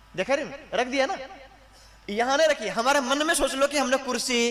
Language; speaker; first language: Hindi; non-native, local second language; Gujarati